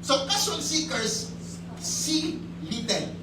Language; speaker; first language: English; non-native, local second language; Filipino